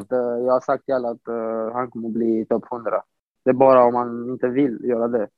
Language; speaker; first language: Swedish; non-native, fluent; Romanian